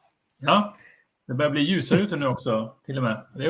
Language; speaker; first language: Swedish; native; Swedish